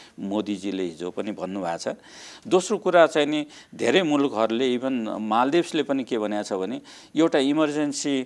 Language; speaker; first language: Nepali; native; Nepali